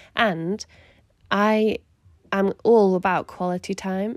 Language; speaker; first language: English; native; English